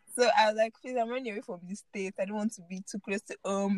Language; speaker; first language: English; non-native, local second language; Yoruba